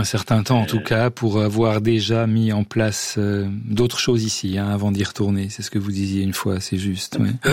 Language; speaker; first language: French; native; French